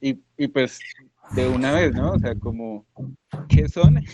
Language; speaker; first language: Spanish; native; Spanish